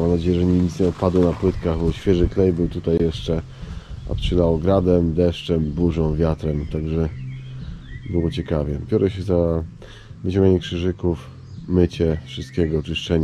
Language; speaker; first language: Polish; native; Polish